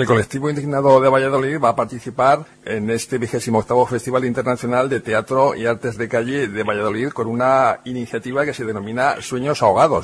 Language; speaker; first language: Spanish; native; Spanish